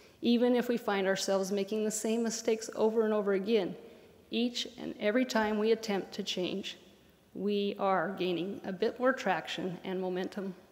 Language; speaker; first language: English; native; English